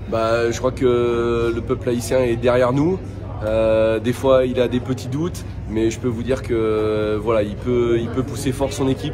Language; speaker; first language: French; native; French